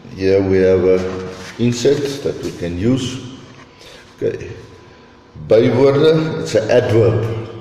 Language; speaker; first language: English; non-native, local second language; Afrikaans